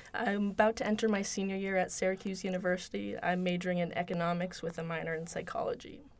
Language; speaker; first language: English; native; English